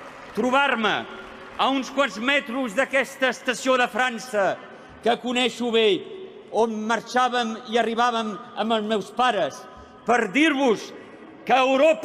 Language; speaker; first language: Catalan; early bilingual, heritage; Catalan